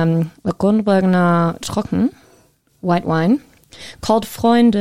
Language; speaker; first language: English; native; English